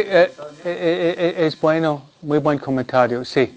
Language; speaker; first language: Spanish; non-native, fluent; English